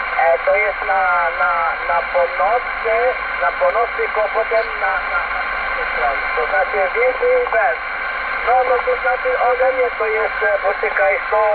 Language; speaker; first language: Polish; non-native, learner; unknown